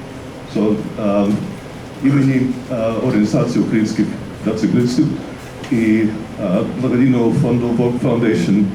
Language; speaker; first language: Ukrainian; early bilingual, heritage; English